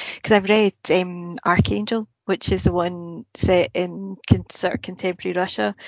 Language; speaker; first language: English; native; English